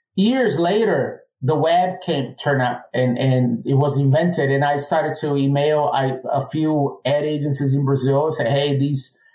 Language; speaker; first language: English; non-native, fluent; Portuguese